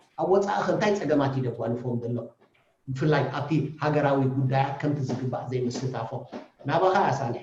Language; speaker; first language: Tigrinya; native; Tigrinya